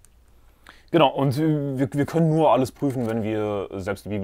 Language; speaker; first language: German; native; German